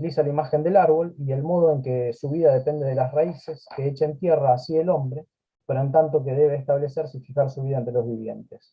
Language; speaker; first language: Spanish; native; Spanish